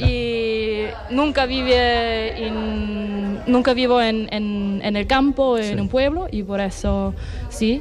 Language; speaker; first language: Spanish; non-native, learner; German